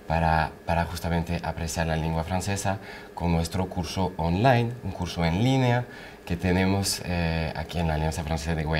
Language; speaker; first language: Spanish; non-native, fluent; French